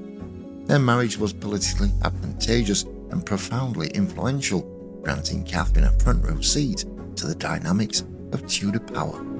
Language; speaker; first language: English; native; English